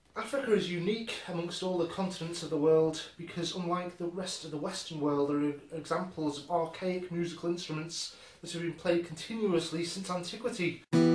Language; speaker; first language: English; native; English